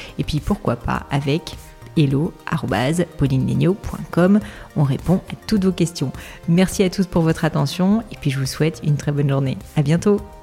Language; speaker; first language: French; native; French